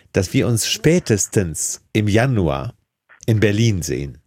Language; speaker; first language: German; native; German